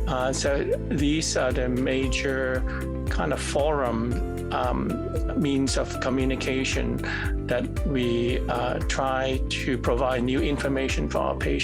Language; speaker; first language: English; non-native, fluent; Cantonese